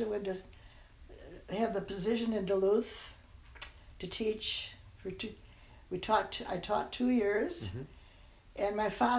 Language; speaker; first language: English; non-native, local second language; German